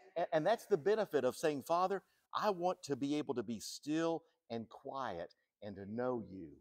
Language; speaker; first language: English; native; English